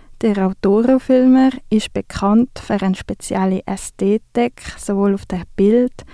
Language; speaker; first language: German; native; German